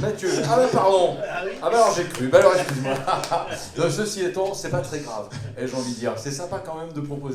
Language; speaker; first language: French; native; French